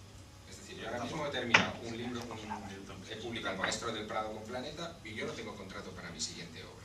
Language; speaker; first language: Spanish; native; Spanish